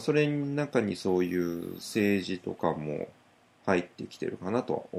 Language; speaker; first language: Japanese; native; Japanese